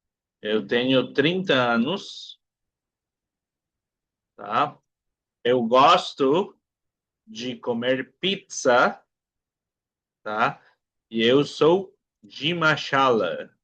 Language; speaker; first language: Portuguese; non-native, fluent; Spanish